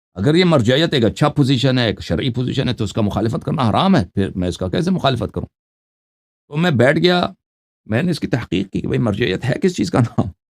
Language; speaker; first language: Urdu; non-native, fluent; Persian